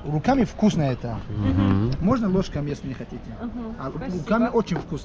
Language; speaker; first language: Russian; non-native, local second language; Tajik